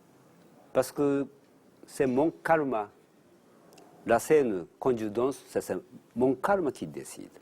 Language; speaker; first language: French; non-native, learner; Japanese